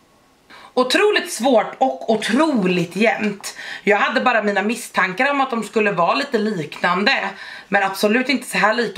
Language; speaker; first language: Swedish; native; Swedish